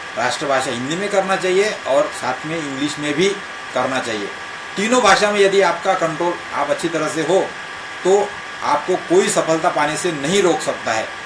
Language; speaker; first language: Hindi; non-native, local second language; Marathi